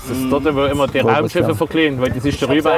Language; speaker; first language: German; native; German